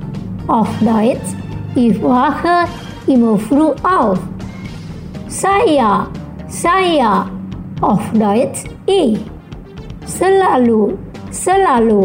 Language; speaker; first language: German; non-native, learner; Indonesian